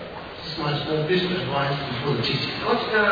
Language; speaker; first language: Russian; non-native, learner; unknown